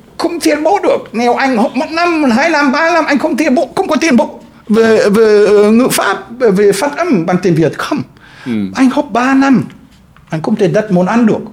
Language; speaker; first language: Vietnamese; non-native, fluent; German